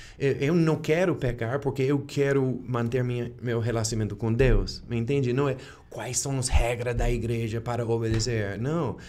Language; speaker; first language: Portuguese; non-native, fluent; English